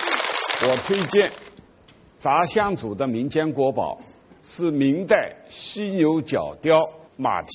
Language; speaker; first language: Chinese; native; Chinese